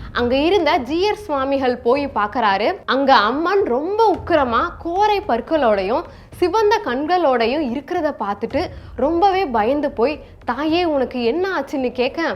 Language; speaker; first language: Tamil; native; Tamil